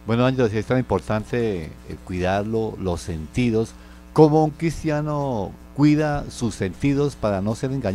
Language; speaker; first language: Spanish; native; Spanish